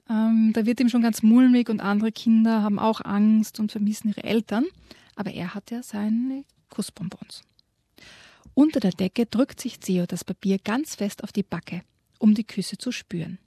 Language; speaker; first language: German; native; German